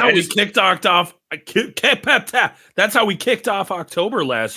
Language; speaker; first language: English; native; English